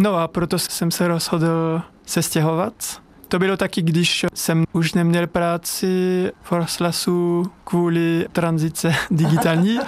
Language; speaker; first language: Czech; non-native, fluent; French